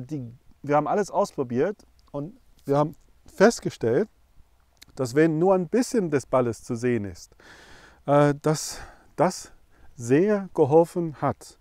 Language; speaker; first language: German; non-native, fluent; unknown